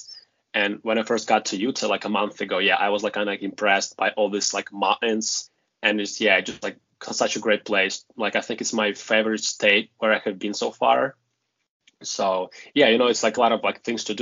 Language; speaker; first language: English; non-native, fluent; Russian